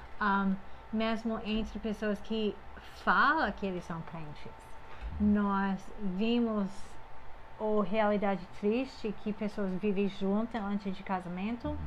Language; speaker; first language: Portuguese; non-native, fluent; English